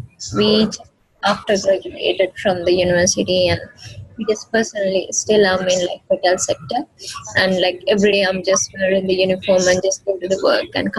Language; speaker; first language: English; non-native, fluent; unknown